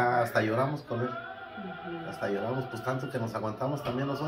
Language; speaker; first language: Spanish; native; Spanish